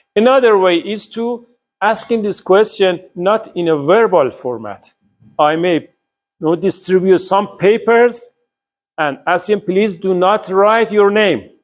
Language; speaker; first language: English; non-native, fluent; Persian